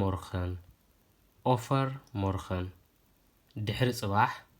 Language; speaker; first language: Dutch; non-native, fluent; Tigrinya